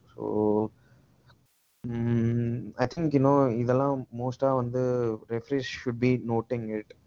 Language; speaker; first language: English; non-native, local second language; Tamil